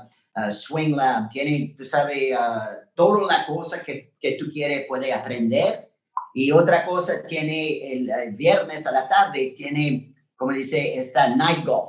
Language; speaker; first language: Spanish; non-native, learner; French